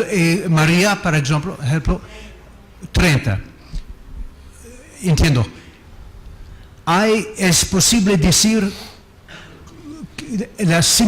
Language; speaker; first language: Spanish; non-native, learner; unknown